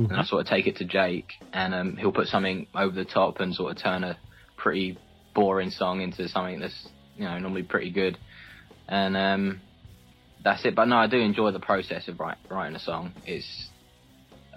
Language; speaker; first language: English; native; English